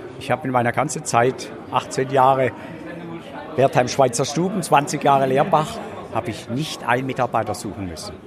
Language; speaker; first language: German; native; German